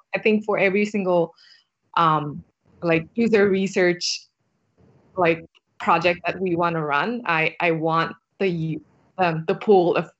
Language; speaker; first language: English; non-native, fluent; Vietnamese